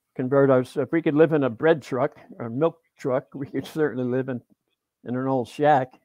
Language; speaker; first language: English; native; English